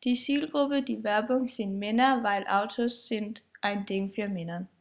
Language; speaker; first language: German; non-native, learner; Danish